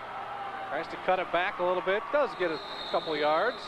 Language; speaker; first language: English; native; English